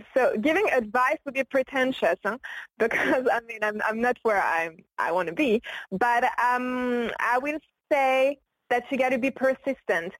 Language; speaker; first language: English; non-native, fluent; French